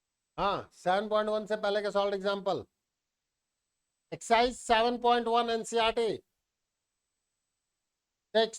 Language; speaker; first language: Hindi; native; Hindi